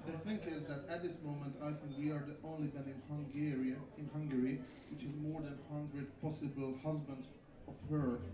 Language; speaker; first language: English; non-native, fluent; Hungarian